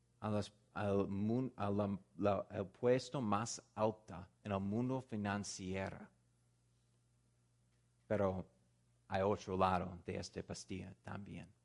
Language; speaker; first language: Spanish; non-native, fluent; English